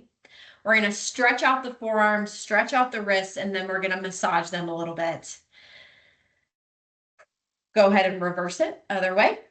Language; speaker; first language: English; native; English